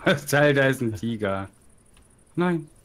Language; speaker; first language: German; native; German